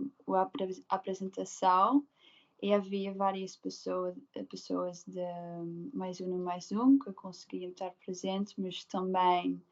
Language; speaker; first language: Portuguese; non-native, learner; Dutch